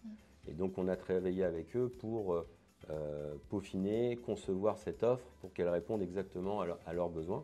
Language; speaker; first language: French; native; French